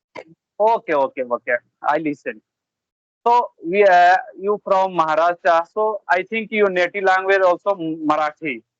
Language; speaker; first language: English; non-native, learner; Bhojpuri